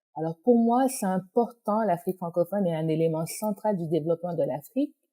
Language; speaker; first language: French; native; French